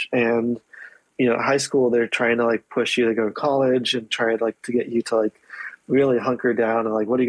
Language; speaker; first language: English; native; English